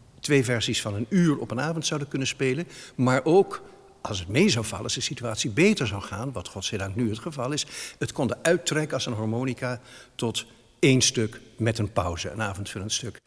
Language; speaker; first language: Dutch; native; Dutch